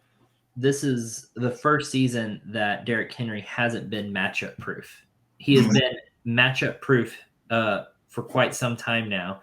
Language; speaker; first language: English; native; English